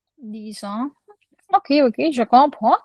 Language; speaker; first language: French; non-native, learner; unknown